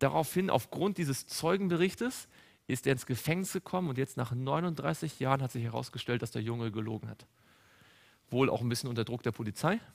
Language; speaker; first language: German; native; German